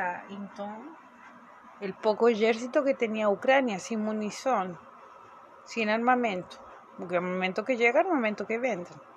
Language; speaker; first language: Portuguese; non-native, fluent; Spanish